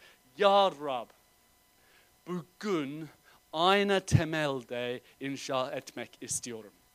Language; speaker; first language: Turkish; non-native, fluent; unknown